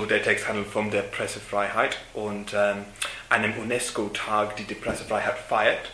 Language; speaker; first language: German; non-native, learner; English